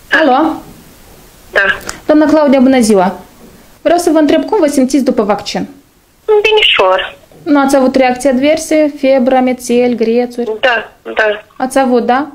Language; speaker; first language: Romanian; native; Romanian